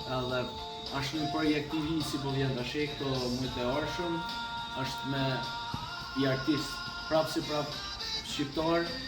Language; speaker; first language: Albanian; early bilingual, heritage; Albanian